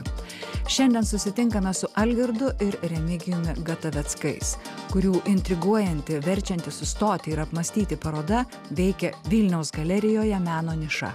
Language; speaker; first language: Lithuanian; native; Lithuanian